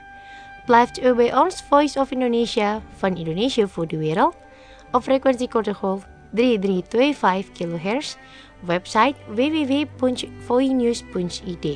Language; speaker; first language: Dutch; non-native, fluent; Indonesian